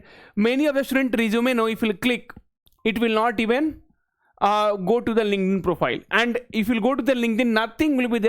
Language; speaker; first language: English; non-native, local second language; Hindi